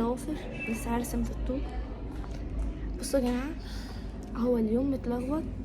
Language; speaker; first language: Arabic; native; Arabic